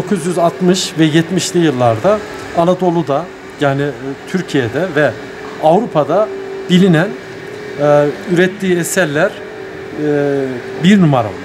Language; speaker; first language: Turkish; native; Turkish